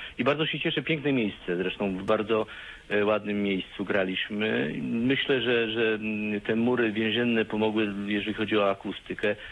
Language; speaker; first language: Polish; native; Polish